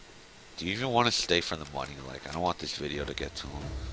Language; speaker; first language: English; native; English